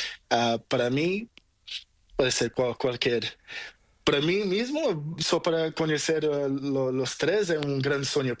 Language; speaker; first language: Spanish; non-native, learner; Portuguese